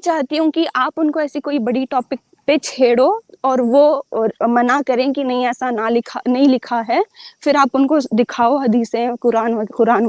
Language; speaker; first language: Hindi; native; Hindi